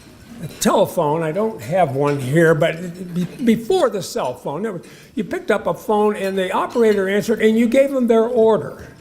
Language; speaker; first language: English; native; English